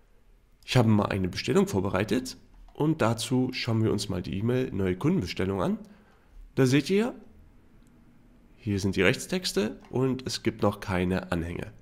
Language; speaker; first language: German; native; German